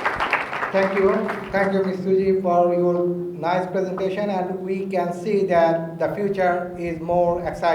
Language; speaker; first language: English; non-native, fluent; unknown